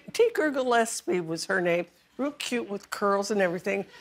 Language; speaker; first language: English; native; English